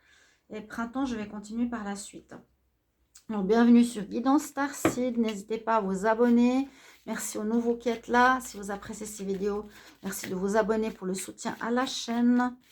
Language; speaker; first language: French; native; French